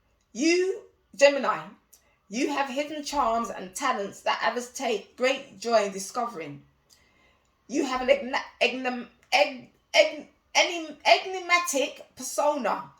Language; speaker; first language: English; native; English